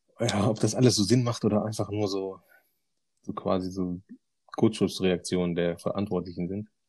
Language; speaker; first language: German; early bilingual, other home language; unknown